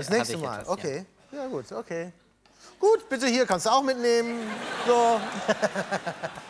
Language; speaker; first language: German; native; German